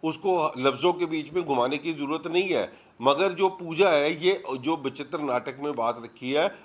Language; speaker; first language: Hindi; non-native, local second language; Punjabi